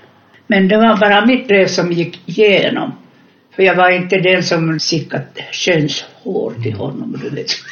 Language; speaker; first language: Swedish; non-native, fluent; Finnish